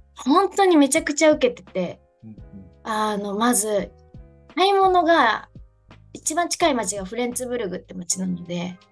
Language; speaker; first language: Japanese; native; Japanese